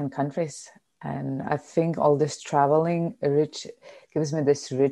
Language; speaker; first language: English; non-native, fluent; Lithuanian